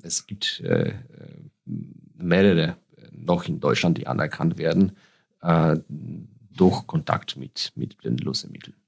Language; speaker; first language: German; non-native, fluent; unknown